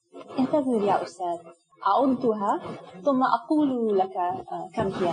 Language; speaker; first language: Arabic; non-native, learner; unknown